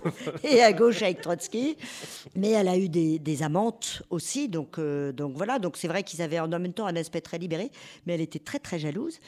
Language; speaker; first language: French; native; French